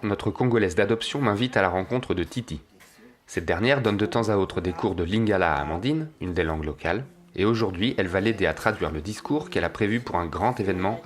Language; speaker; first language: French; native; French